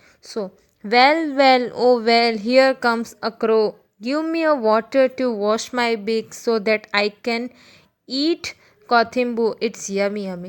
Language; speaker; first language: English; non-native, local second language; Gujarati